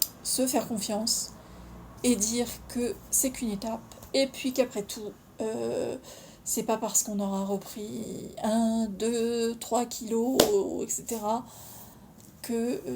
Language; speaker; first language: French; native; French